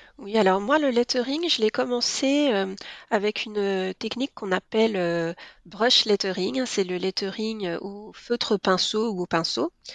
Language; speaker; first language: French; native; French